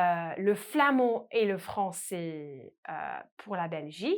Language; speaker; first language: French; non-native, fluent; English